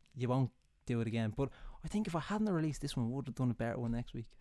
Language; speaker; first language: English; native; English